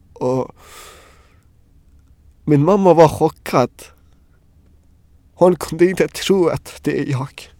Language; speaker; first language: Swedish; non-native, fluent; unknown